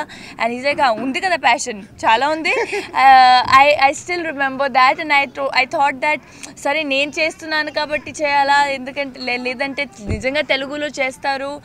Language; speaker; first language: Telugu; non-native, local second language; Punjabi